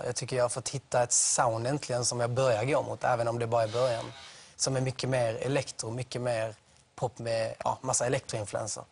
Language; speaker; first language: Swedish; native; Swedish